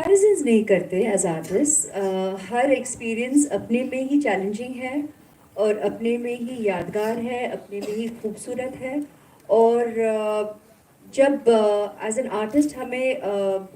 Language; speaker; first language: Hindi; non-native, local second language; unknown